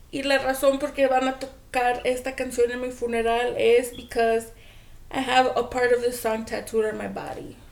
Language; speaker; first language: Spanish; early bilingual, other home language; English